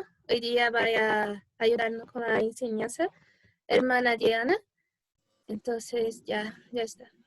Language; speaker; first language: Spanish; non-native, fluent; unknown